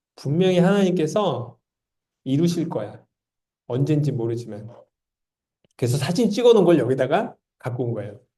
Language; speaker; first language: Korean; native; Korean